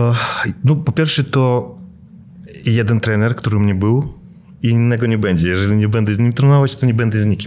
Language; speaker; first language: Polish; non-native, fluent; Russian